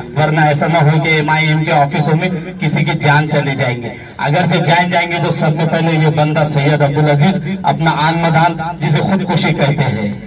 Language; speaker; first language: Hindi; native; Hindi